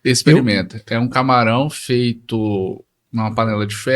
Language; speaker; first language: Portuguese; native; Portuguese